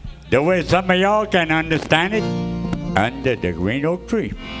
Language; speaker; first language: English; early bilingual, other home language; French